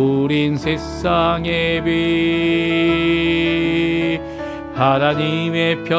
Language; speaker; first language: Korean; native; Korean